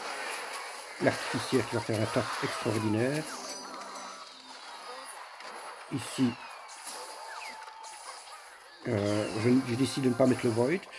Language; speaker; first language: French; native; French